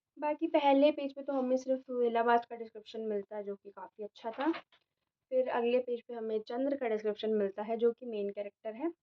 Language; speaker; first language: Hindi; native; Hindi